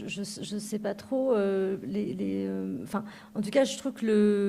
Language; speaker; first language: French; native; French